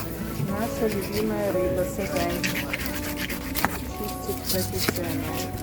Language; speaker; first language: Russian; non-native, local second language; Chechen